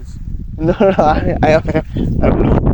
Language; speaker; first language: English; non-native, learner; Bangla